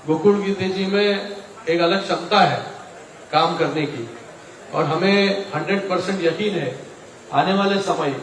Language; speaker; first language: Hindi; non-native, local second language; Marathi